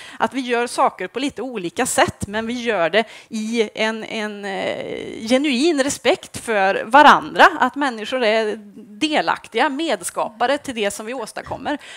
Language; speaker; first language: Swedish; native; Swedish